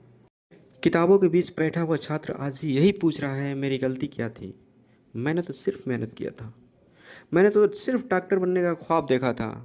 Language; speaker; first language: Hindi; native; Hindi